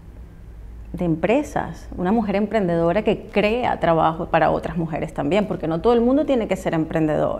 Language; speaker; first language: Spanish; native; Spanish